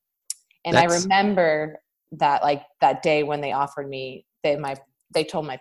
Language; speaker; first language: English; native; English